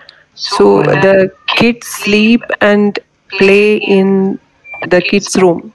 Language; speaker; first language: English; non-native, local second language; Hindi